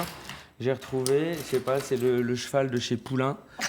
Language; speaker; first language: French; native; French